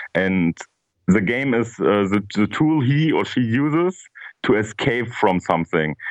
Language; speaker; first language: English; non-native, fluent; German